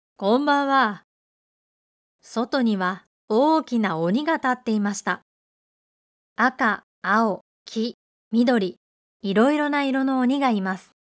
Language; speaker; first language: Japanese; native; Japanese